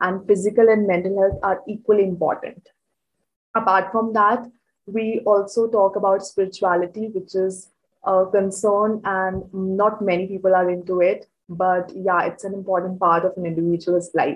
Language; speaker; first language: English; non-native, local second language; Hindi